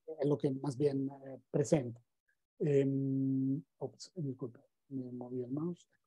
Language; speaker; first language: Spanish; non-native, fluent; Italian